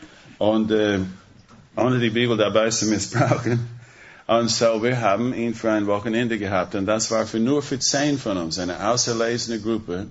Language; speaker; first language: German; non-native, fluent; English